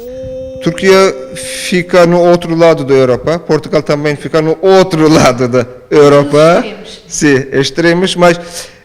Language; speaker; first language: Portuguese; non-native, fluent; Turkish